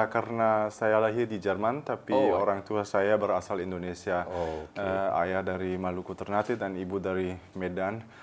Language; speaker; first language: Indonesian; early bilingual, heritage; German